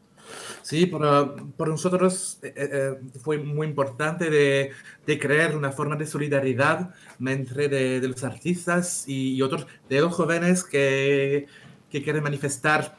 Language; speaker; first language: Spanish; non-native, learner; French